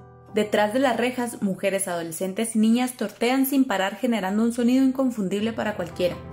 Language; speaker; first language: Spanish; native; Spanish